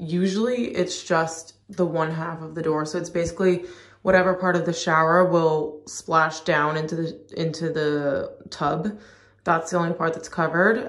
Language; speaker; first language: English; native; English